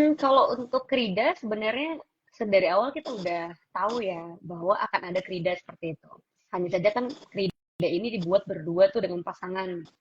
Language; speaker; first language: Indonesian; native; Indonesian